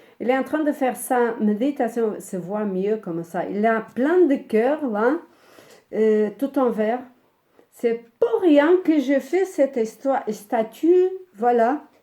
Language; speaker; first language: French; non-native, fluent; Portuguese